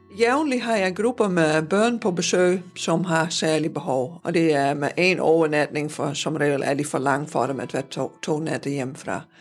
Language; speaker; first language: Danish; non-native, fluent; Dutch